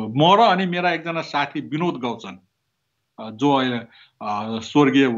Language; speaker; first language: Nepali; non-native, local second language; Newari